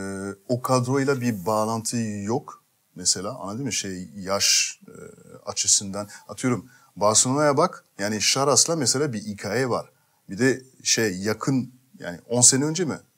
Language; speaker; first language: Turkish; non-native, fluent; French